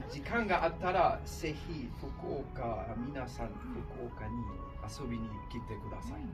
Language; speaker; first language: Japanese; non-native, learner; German